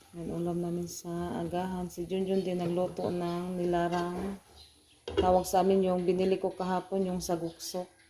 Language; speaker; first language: Filipino; non-native, local second language; Cebuano